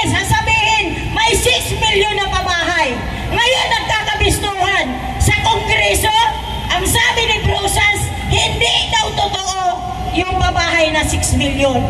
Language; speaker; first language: Filipino; non-native, local second language; Waray